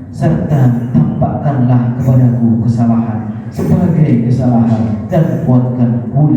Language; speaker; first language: Indonesian; non-native, local second language; Javanese